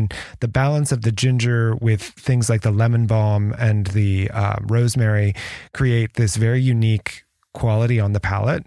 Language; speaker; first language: English; native; English